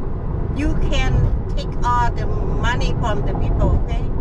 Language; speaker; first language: English; non-native, learner; Vietnamese